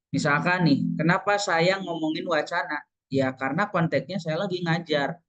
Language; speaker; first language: Indonesian; non-native, local second language; Sundanese